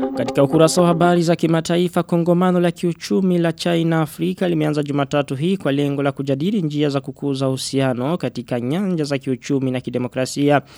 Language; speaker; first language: Swahili; non-native, local second language; Rundi